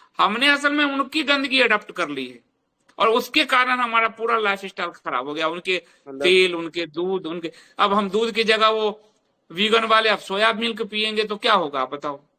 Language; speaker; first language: Hindi; native; Hindi